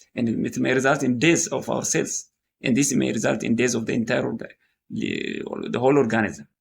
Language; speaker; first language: English; non-native, local second language; Amharic